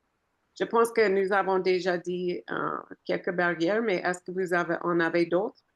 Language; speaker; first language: French; non-native, fluent; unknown